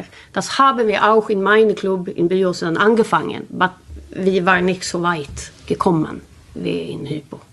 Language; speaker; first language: German; non-native, learner; Swedish